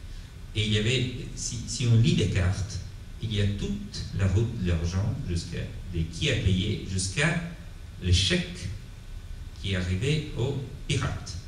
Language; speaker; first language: French; non-native, fluent; Italian